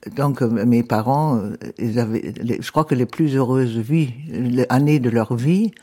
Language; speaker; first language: French; non-native, fluent; German